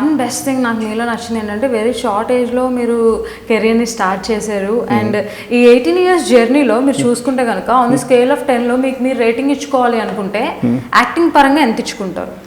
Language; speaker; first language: Telugu; native; Telugu